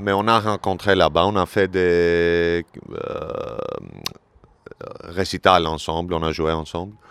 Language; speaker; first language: French; non-native, learner; Greek